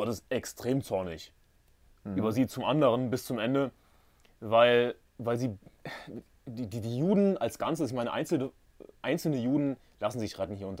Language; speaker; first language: German; native; German